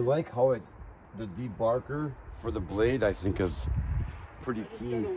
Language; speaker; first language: English; native; English